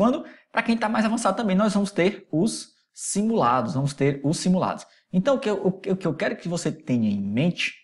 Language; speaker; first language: Portuguese; native; Portuguese